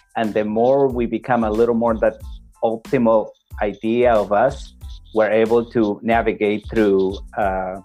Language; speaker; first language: English; non-native, fluent; Spanish